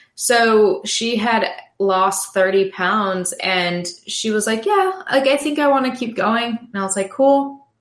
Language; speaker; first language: English; native; English